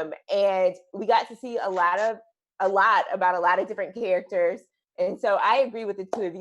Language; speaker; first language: English; native; English